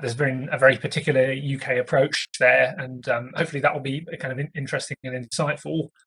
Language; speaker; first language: English; native; English